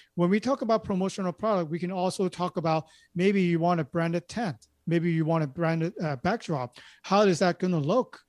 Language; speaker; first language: English; non-native, local second language; Cantonese